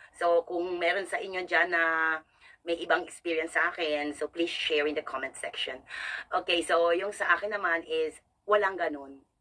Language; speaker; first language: Filipino; native; Filipino